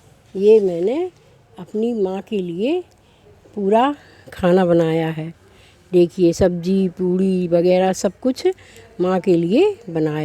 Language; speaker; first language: Hindi; native; Hindi